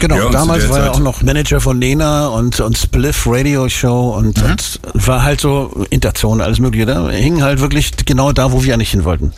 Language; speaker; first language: German; native; German